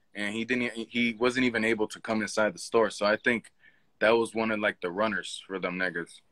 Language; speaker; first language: English; native; English